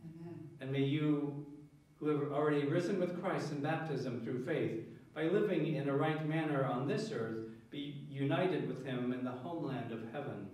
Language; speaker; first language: English; native; English